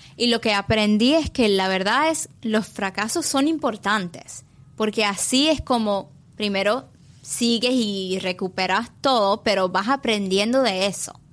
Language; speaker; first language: Spanish; early bilingual, heritage; English